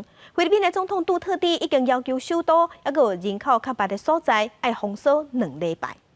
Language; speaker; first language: Chinese; native; Chinese